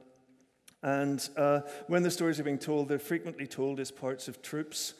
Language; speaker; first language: English; native; English